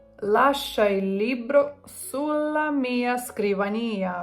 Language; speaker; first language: Italian; non-native, fluent; Ukrainian